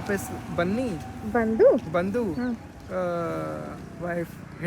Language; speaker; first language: Kannada; non-native, learner; Hindi